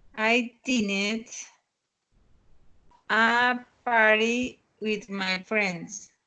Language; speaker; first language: English; non-native, learner; Spanish